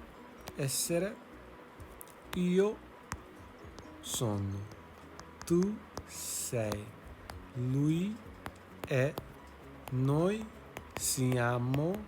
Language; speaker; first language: Italian; non-native, learner; English